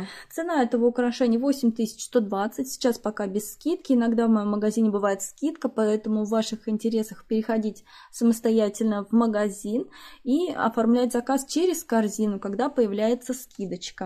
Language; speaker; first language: Russian; native; Russian